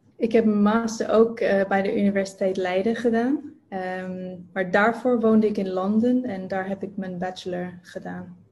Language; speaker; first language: Dutch; non-native, fluent; English